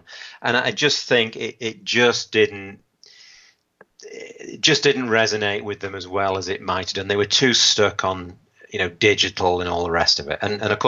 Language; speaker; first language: English; native; English